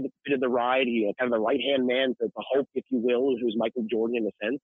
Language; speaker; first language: English; native; English